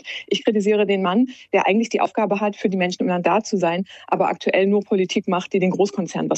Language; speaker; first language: German; native; German